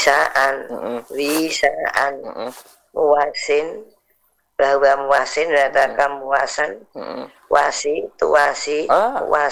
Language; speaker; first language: Arabic; non-native, learner; Indonesian